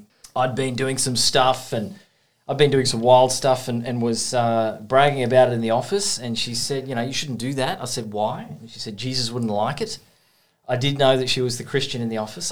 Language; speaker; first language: English; native; English